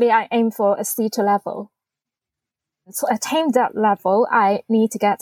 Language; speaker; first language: English; non-native, fluent; Chinese